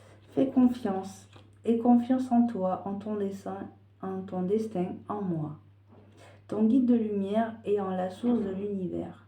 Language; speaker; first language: French; native; French